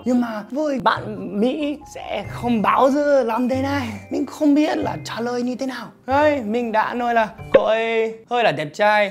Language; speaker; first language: Vietnamese; non-native, fluent; English